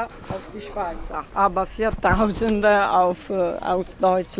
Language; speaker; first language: German; non-native, learner; Italian